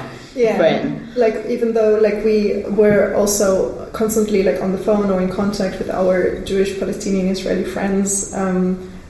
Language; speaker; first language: English; non-native, fluent; Russian